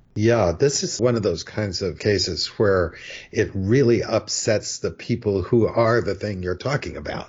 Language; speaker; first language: English; native; English